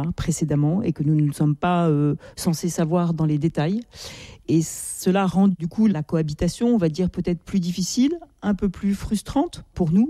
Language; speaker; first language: French; native; French